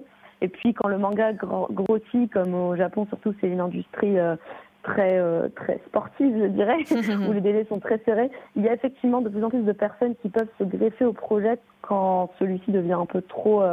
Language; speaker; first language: French; native; French